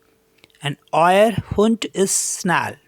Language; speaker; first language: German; non-native, fluent; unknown